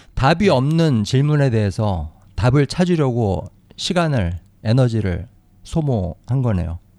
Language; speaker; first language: Korean; native; Korean